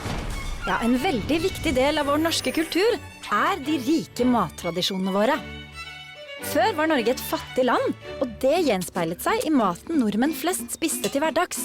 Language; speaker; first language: Norwegian; native; Norwegian